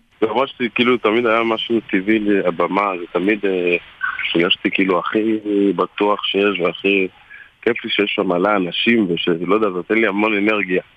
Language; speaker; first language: Hebrew; native; Hebrew